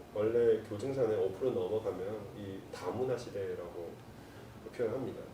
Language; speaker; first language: Korean; non-native, fluent; Chinese